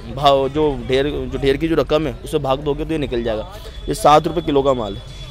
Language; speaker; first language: Hindi; native; Hindi